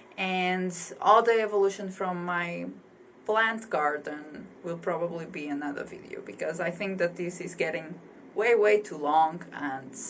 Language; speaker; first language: English; non-native, fluent; Portuguese